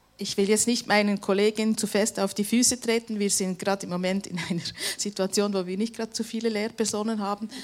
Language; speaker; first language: German; native; German